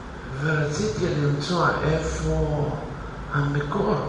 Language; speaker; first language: Hebrew; non-native, fluent; Russian